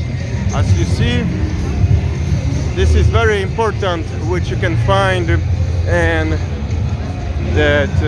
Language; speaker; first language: English; non-native, fluent; Polish